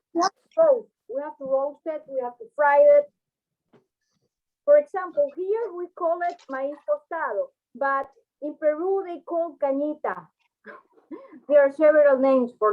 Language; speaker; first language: English; non-native, fluent; Spanish